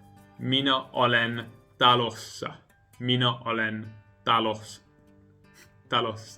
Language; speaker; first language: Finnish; non-native, learner; English